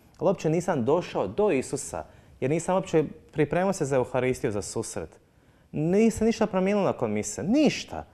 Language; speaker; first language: Croatian; native; Croatian